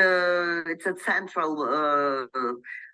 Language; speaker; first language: English; non-native, learner; Ukrainian